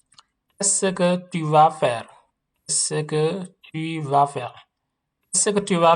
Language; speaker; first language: French; non-native, local second language; Wolof